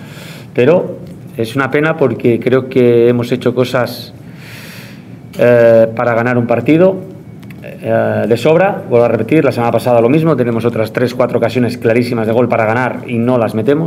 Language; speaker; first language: Spanish; native; Spanish